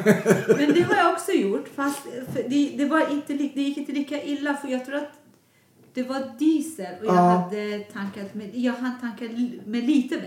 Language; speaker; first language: Swedish; non-native, fluent; Persian